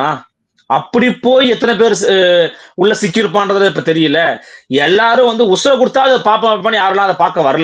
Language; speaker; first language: Tamil; native; Tamil